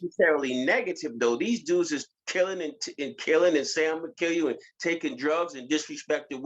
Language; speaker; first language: English; native; English